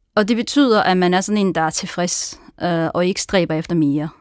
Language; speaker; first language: Danish; non-native, fluent; Chinese